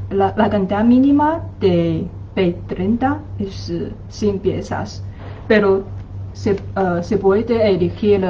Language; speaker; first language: Spanish; non-native, learner; Chinese